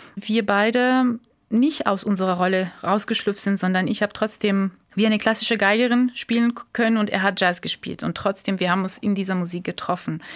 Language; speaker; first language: German; non-native, fluent; Georgian